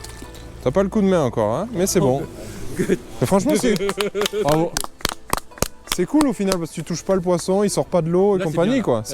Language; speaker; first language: French; native; French